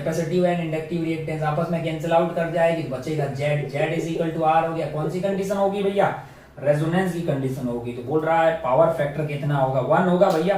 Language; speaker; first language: Hindi; native; Hindi